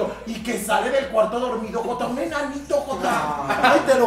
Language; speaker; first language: Spanish; native; Spanish